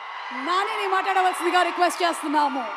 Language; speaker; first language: Telugu; native; Telugu